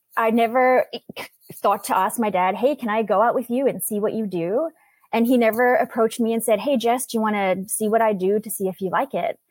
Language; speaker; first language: English; native; English